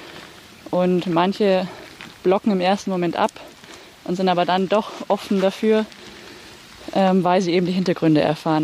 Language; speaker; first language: German; native; German